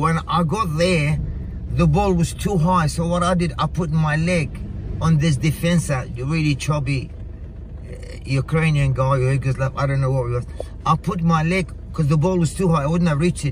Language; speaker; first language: English; non-native, fluent; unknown